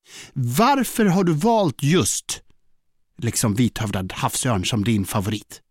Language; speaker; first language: Swedish; native; Swedish